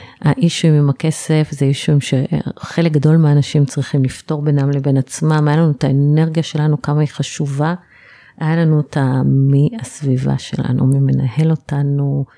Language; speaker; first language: Hebrew; native; Hebrew